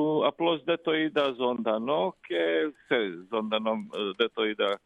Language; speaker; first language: Greek; non-native, learner; Croatian